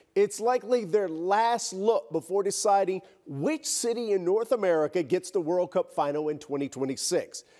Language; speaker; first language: English; native; English